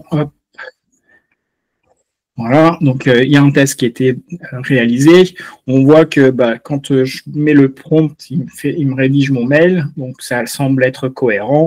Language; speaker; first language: French; native; French